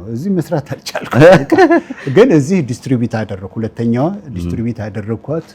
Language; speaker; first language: Amharic; non-native, local second language; Tigrinya